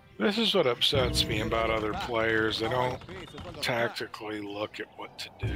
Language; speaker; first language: English; native; English